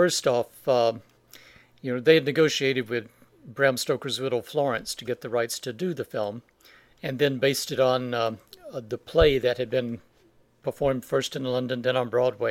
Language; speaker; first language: English; native; English